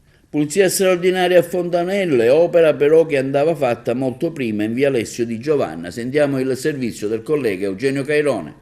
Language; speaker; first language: Italian; native; Italian